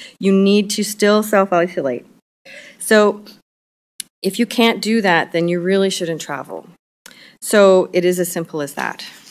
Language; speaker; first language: English; native; English